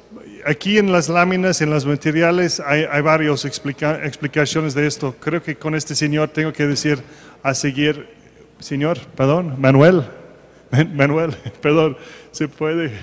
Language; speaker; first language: Spanish; non-native, fluent; English